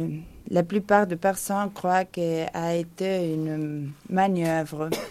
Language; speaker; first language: French; non-native, fluent; Spanish